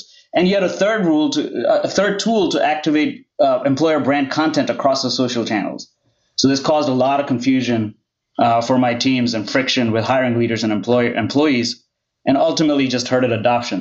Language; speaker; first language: English; non-native, local second language; Gujarati